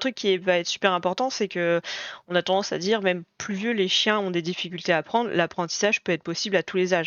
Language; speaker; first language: French; native; French